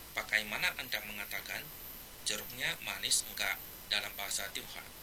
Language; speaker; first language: Malay; non-native, fluent; Chinese